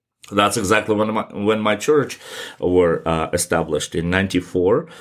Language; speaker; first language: English; non-native, fluent; Russian